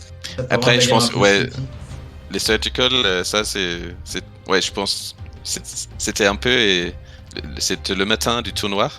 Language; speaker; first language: French; non-native, fluent; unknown